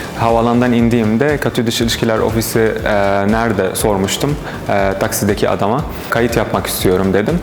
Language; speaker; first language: Turkish; non-native, fluent; Arabic